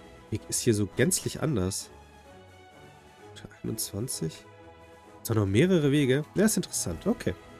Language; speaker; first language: German; native; German